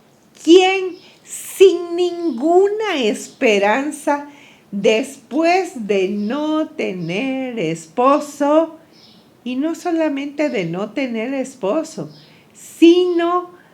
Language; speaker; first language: Spanish; native; Spanish